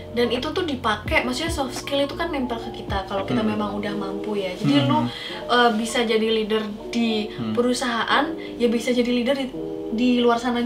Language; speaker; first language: Indonesian; native; Indonesian